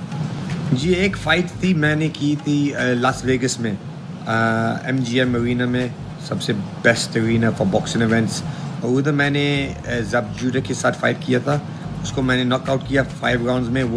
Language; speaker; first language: Hindi; early bilingual, heritage; Hindi